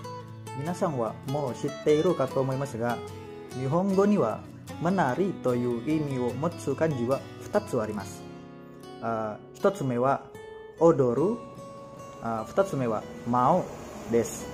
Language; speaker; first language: Japanese; non-native, learner; Indonesian